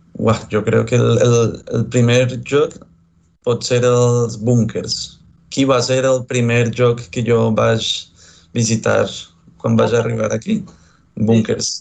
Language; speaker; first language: Catalan; non-native, fluent; Spanish